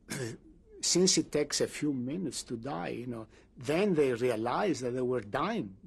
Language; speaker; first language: English; non-native, fluent; Greek